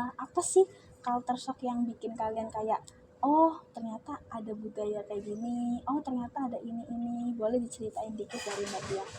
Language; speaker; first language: Indonesian; native; Indonesian